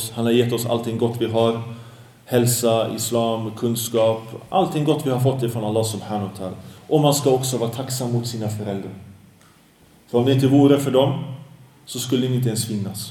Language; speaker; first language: Swedish; early bilingual, other home language; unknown